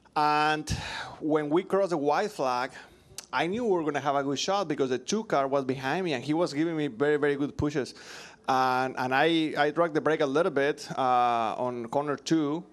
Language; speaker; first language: English; non-native, fluent; Spanish